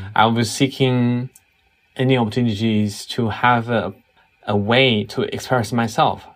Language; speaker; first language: English; non-native, fluent; Chinese